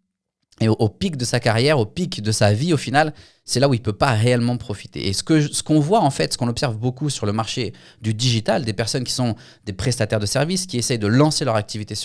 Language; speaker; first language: French; native; French